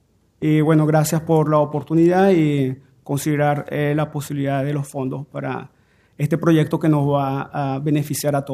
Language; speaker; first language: Spanish; native; Spanish